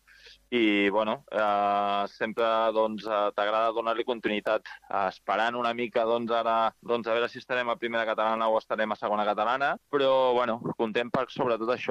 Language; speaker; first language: Catalan; native; Catalan